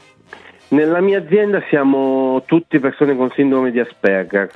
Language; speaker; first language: Italian; native; Italian